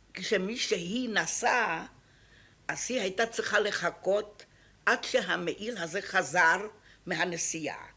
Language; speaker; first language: Hebrew; non-native, fluent; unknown